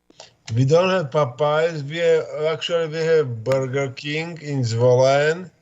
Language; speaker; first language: English; non-native, fluent; Slovak